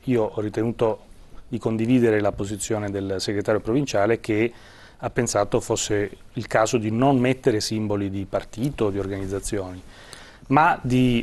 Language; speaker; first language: Italian; native; Italian